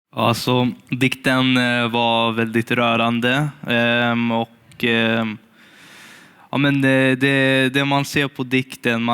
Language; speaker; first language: Swedish; early bilingual, other home language; Kurdish